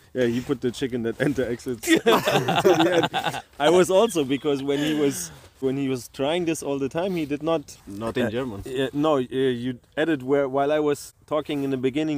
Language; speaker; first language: English; non-native, fluent; German